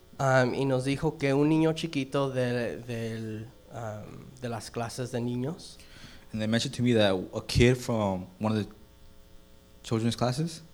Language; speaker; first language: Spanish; early bilingual, heritage; Spanish